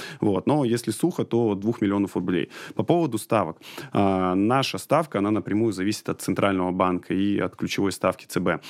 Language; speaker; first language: Russian; native; Russian